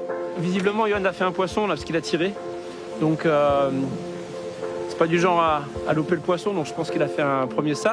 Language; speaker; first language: French; native; French